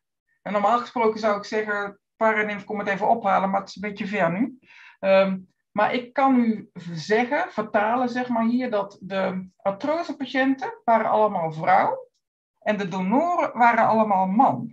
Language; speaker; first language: Dutch; native; Dutch